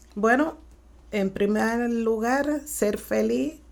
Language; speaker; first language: Spanish; early bilingual, other home language; Haitian Creole